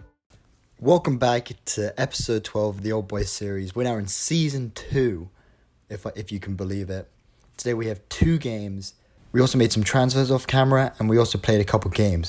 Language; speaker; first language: English; native; English